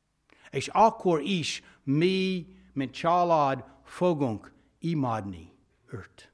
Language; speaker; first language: Hungarian; non-native, fluent; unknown